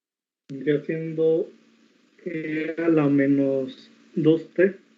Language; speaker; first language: Spanish; native; Spanish